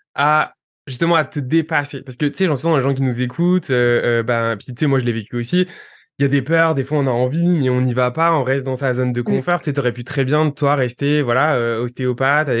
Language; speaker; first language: French; native; French